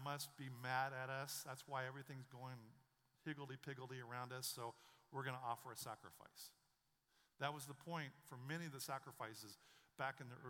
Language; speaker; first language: English; native; English